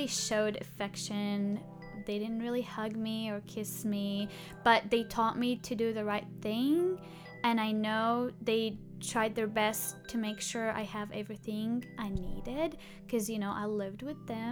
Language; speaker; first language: English; non-native, fluent; Arabic